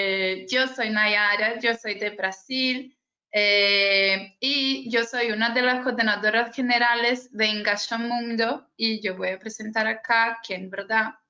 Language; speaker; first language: Spanish; non-native, fluent; Portuguese